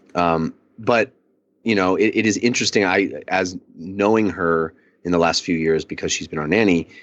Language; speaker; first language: English; early bilingual, other home language; Italian